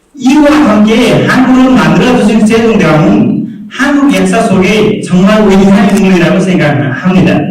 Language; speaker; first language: Korean; non-native, fluent; Nepali